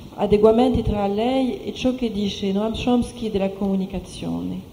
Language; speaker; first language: Italian; non-native, fluent; French